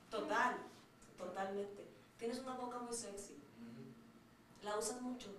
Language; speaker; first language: Spanish; native; Spanish